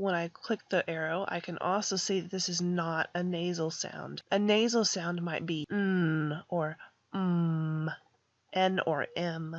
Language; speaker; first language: English; native; English